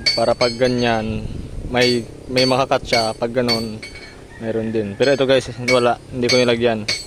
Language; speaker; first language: Filipino; non-native, local second language; Bikol